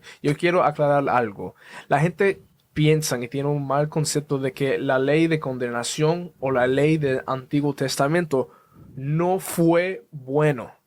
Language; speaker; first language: Spanish; early bilingual, heritage; Spanish